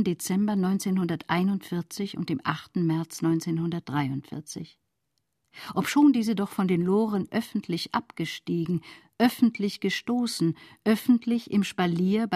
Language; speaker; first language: German; native; German